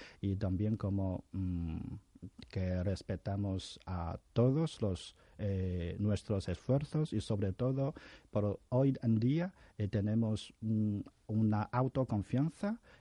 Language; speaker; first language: Spanish; non-native, fluent; Chinese